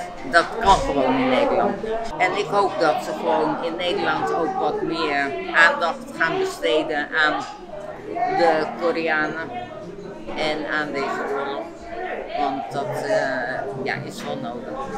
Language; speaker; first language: Dutch; native; Dutch